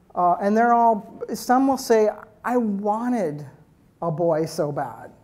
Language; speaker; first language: English; native; English